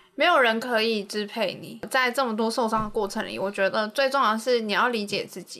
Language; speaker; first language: Chinese; native; Chinese